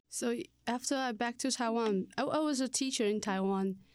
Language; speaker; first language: English; non-native, learner; Chinese